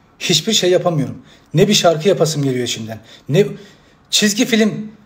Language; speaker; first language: Turkish; native; Turkish